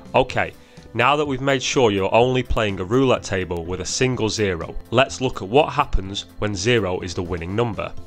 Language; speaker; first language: English; native; English